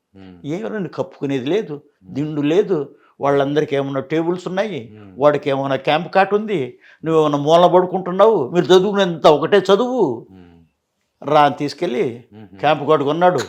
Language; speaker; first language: Telugu; native; Telugu